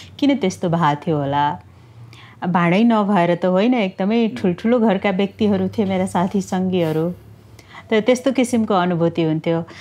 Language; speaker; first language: Nepali; non-native, local second language; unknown